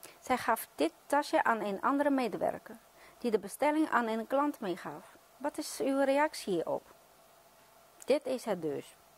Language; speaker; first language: Dutch; non-native, fluent; Chinese